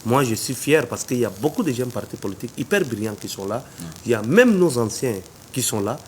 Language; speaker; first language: French; non-native, local second language; Arabic